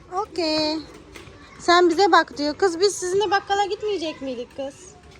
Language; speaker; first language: Turkish; native; Turkish